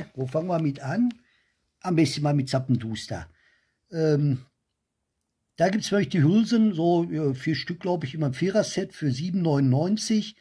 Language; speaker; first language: German; native; German